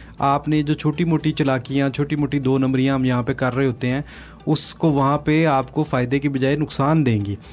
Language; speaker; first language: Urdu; non-native, local second language; Punjabi